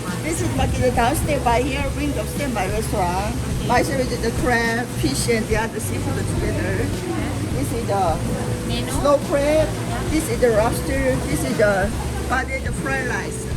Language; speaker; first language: English; non-native, learner; Korean